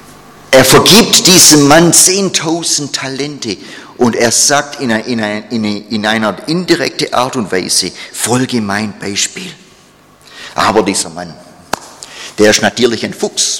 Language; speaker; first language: German; non-native, fluent; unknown